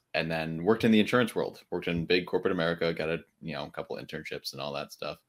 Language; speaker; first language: English; native; English